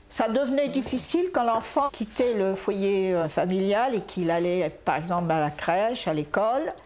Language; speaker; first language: French; native; French